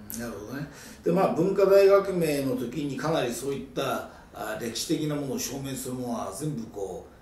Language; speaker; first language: Japanese; native; Japanese